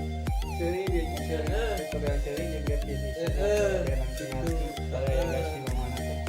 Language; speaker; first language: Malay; non-native, local second language; Sundanese